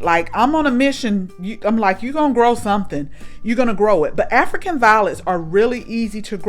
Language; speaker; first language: English; native; English